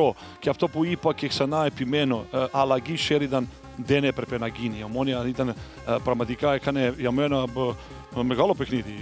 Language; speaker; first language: Greek; non-native, fluent; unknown